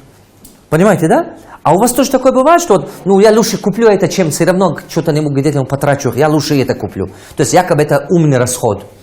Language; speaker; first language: Russian; non-native, local second language; Tajik